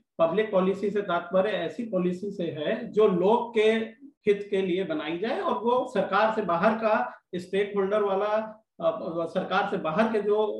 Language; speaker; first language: Hindi; native; Hindi